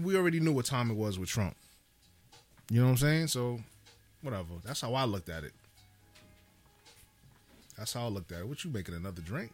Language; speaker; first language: English; native; English